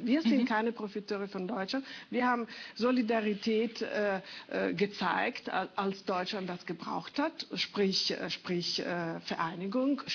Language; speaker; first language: German; non-native, fluent; Italian